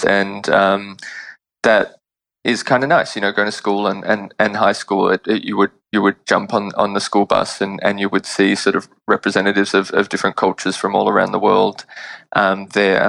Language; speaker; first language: English; native; English